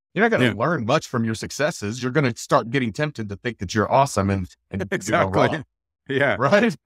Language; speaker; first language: English; native; English